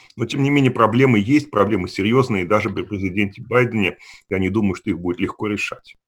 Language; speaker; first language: Russian; native; Russian